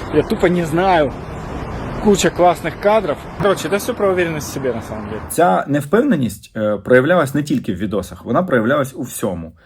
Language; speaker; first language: Ukrainian; non-native, local second language; Russian